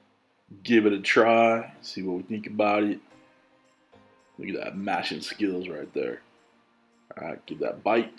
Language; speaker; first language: English; native; English